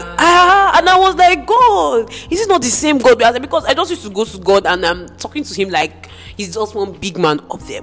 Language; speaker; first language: English; non-native, local second language; Igbo